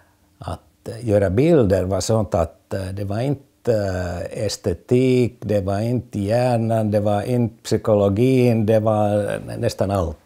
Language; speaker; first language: Swedish; non-native, fluent; Finnish